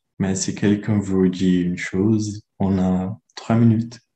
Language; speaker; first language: French; non-native, learner; Portuguese